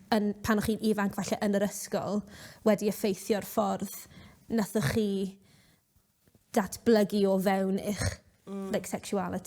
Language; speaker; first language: Welsh; native; Welsh